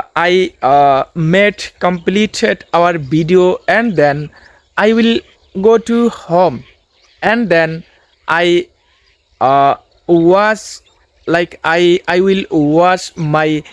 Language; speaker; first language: English; non-native, learner; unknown